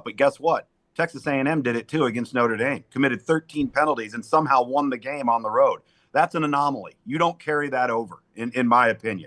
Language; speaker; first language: English; native; English